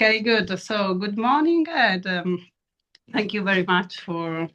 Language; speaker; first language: English; non-native, fluent; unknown